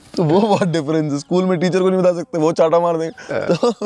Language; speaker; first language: Hindi; native; Hindi